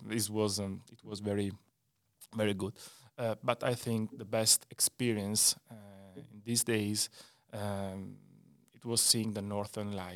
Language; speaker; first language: English; non-native, learner; Italian